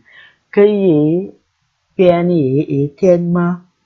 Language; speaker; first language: Chinese; non-native, learner; Indonesian